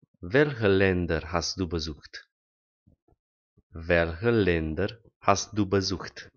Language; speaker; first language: German; non-native, fluent; Romanian